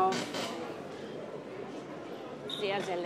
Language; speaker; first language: German; native; German